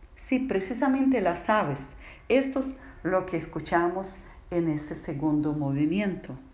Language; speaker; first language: Spanish; non-native, fluent; Russian